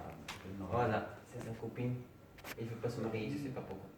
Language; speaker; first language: French; non-native, fluent; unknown